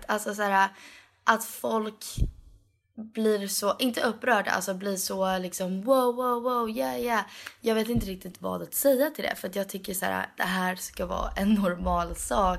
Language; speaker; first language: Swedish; early bilingual, heritage; Swedish